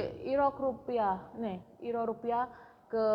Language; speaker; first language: Korean; non-native, learner; Indonesian